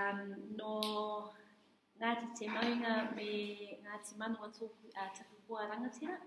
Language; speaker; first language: Māori; non-native, learner; English